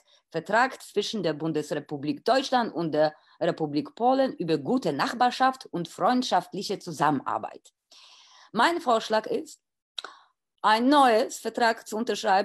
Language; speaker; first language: German; non-native, fluent; Polish